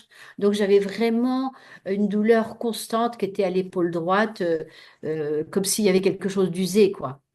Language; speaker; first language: French; native; French